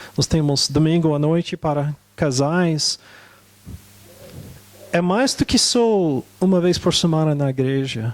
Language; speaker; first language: Portuguese; non-native, fluent; English